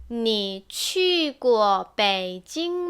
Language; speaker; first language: Chinese; non-native, fluent; Korean